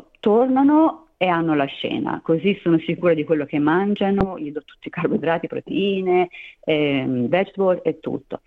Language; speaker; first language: Italian; native; Italian